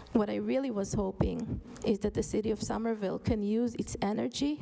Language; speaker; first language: English; non-native, fluent; Hebrew